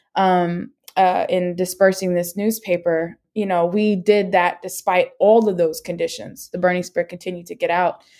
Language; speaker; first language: English; native; English